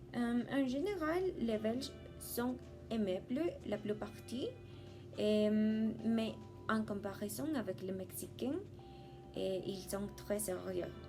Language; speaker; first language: French; non-native, learner; Spanish